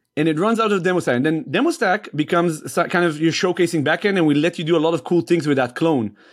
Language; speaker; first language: English; non-native, fluent; Hebrew